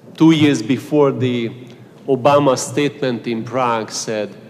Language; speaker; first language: English; non-native, fluent; Hungarian